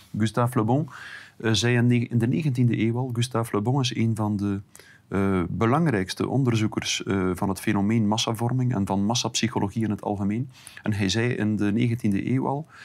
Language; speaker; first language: Dutch; native; Dutch